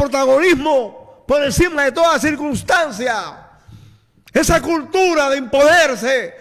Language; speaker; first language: Spanish; native; Spanish